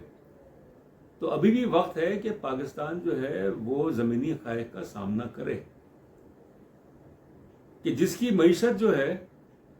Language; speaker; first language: Urdu; native; Urdu